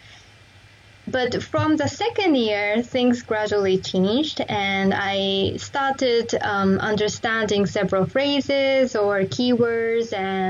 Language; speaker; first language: English; non-native, fluent; Japanese